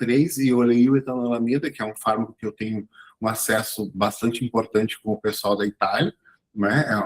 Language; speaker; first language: Portuguese; native; Portuguese